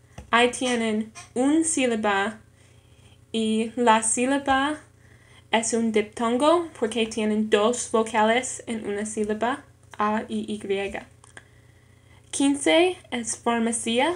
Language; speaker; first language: Spanish; non-native, learner; English